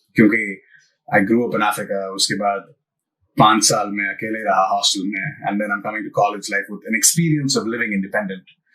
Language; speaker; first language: Hindi; non-native, local second language; Malayalam